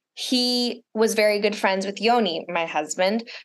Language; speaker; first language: English; early bilingual, other home language; Russian